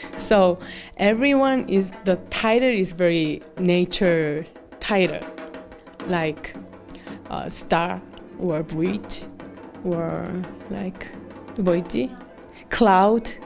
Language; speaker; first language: English; non-native, learner; Korean